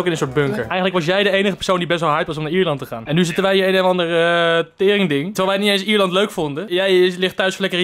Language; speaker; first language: Dutch; native; Dutch